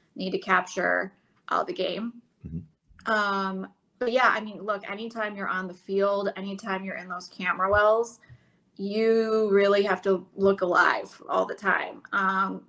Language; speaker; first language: English; native; English